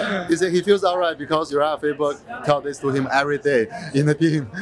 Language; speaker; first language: English; non-native, fluent; Chinese